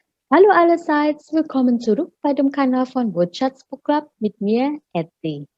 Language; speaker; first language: German; non-native, fluent; Indonesian